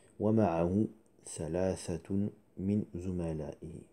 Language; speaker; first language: Arabic; non-native, fluent; French